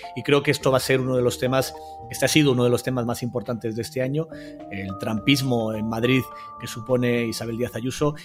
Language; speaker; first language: Spanish; native; Spanish